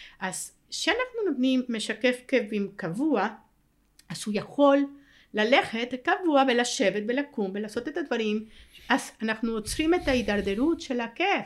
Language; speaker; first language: Hebrew; non-native, fluent; Spanish